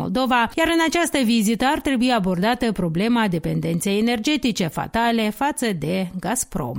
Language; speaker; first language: Romanian; native; Romanian